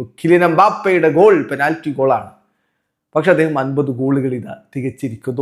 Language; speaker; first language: Malayalam; native; Malayalam